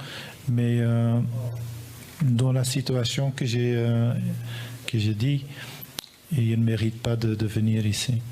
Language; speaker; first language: French; non-native, fluent; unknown